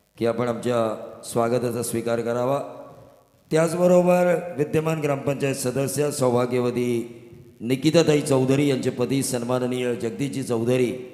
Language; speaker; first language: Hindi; non-native, local second language; Marathi